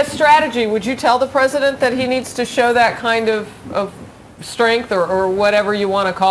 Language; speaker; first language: English; native; English